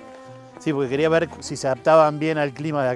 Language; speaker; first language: Spanish; native; Spanish